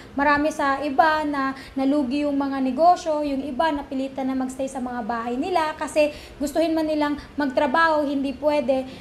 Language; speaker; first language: Filipino; non-native, local second language; Cebuano